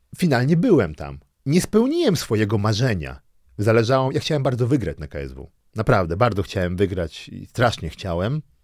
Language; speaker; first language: Polish; early bilingual, other home language; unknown